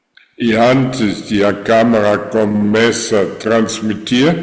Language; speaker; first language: Portuguese; non-native, fluent; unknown